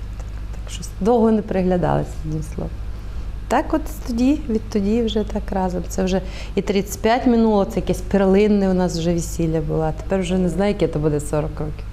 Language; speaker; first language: Ukrainian; native; Ukrainian